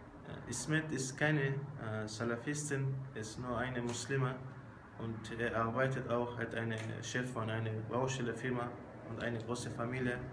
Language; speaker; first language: German; non-native, learner; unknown